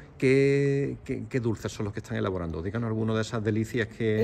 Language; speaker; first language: Spanish; native; Spanish